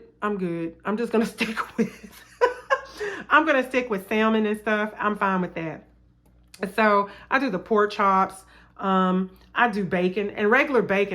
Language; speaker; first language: English; native; English